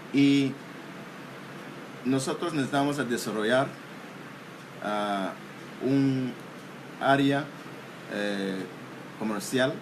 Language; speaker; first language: Spanish; non-native, local second language; English